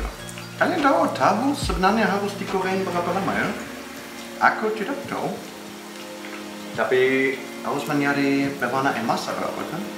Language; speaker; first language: Indonesian; non-native, fluent; German